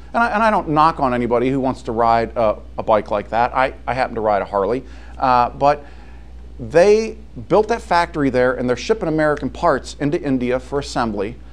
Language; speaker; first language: English; native; English